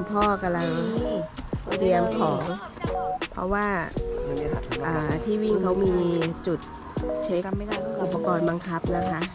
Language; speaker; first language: Thai; native; Thai